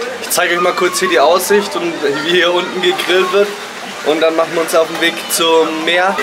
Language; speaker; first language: German; native; German